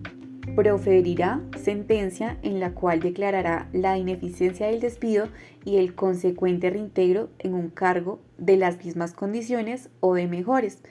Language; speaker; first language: Spanish; native; Spanish